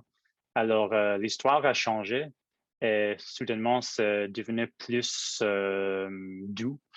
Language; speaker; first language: French; non-native, local second language; English